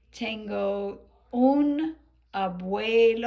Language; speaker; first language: Spanish; non-native, fluent; English